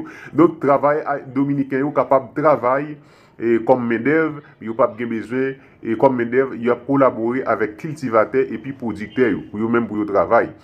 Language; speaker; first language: Haitian Creole; native; Haitian Creole